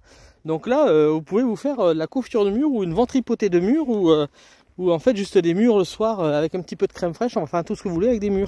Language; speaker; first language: French; native; French